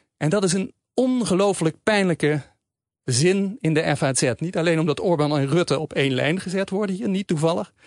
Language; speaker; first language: Dutch; native; Dutch